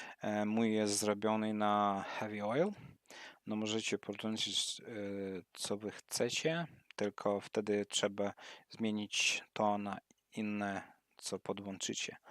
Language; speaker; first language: Polish; non-native, learner; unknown